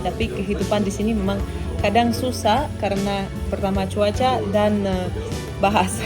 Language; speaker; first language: Indonesian; non-native, fluent; Russian